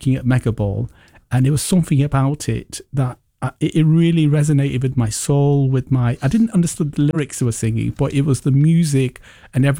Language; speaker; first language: English; early bilingual, other home language; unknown